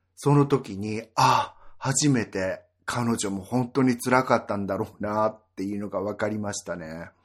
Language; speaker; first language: Japanese; native; Japanese